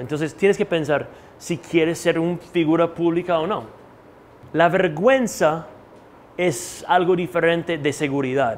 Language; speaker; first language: Spanish; non-native, fluent; English